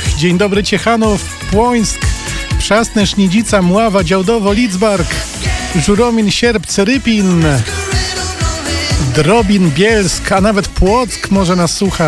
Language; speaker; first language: Polish; native; Polish